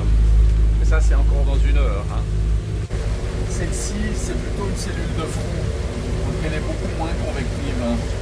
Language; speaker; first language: French; native; French